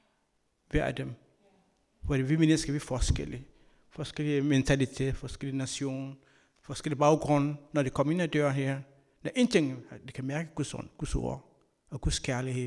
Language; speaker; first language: Danish; non-native, learner; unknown